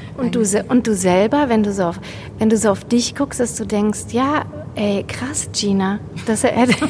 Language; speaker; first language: German; native; German